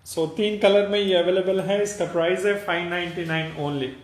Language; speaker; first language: Hindi; non-native, local second language; Telugu